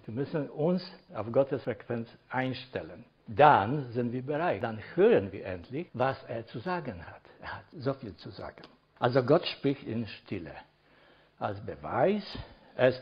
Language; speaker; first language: German; non-native, fluent; Polish